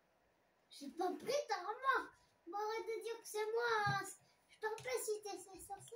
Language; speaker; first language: French; native; French